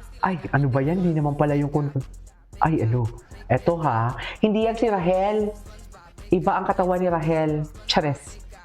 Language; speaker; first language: Filipino; native; Filipino